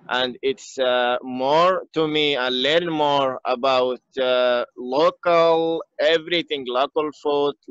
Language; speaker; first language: English; non-native, learner; Arabic